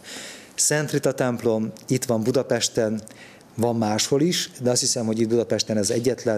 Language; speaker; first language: Hungarian; native; Hungarian